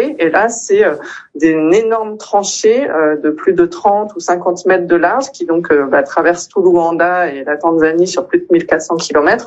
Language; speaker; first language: French; native; French